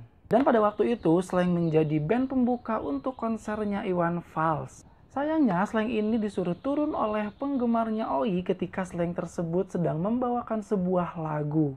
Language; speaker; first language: Indonesian; native; Indonesian